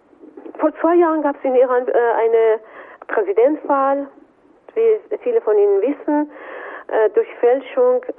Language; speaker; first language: German; non-native, fluent; Persian